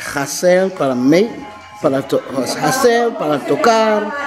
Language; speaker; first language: Spanish; non-native, learner; English